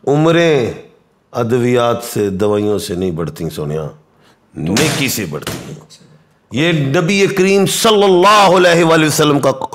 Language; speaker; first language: Urdu; non-native, local second language; Punjabi